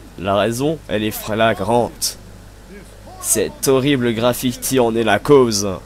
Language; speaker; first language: French; native; French